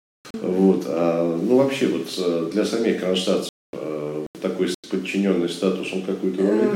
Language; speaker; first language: Russian; native; Russian